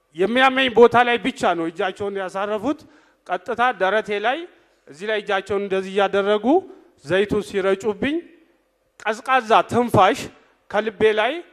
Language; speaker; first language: Amharic; native; Amharic